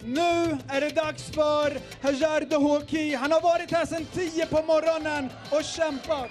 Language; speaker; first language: Swedish; early bilingual, other home language; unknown